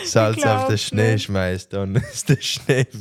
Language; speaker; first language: German; non-native, learner; English